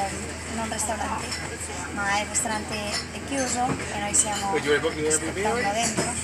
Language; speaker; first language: Italian; non-native, learner; Spanish